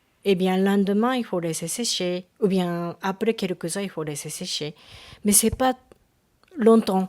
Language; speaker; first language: French; non-native, learner; Japanese